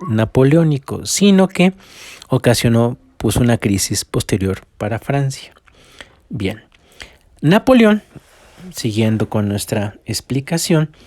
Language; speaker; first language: Spanish; native; Spanish